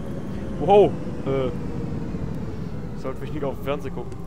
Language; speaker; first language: German; native; German